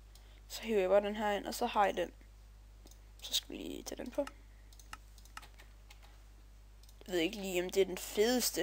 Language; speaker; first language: Danish; native; Danish